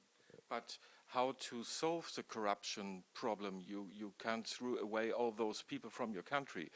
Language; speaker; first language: English; non-native, learner; German